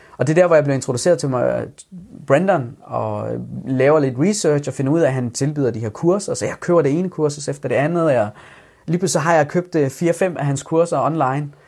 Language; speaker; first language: Danish; early bilingual, other home language; Persian